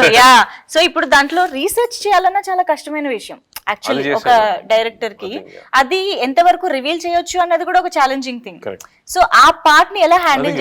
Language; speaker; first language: Telugu; native; Telugu